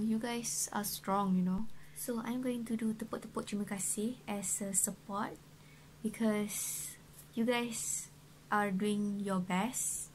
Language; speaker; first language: English; non-native, local second language; Malay